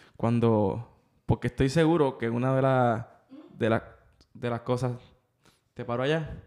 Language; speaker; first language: Spanish; early bilingual, heritage; Spanish